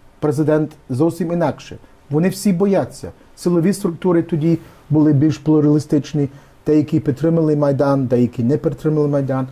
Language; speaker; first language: Ukrainian; early bilingual, heritage; Ukrainian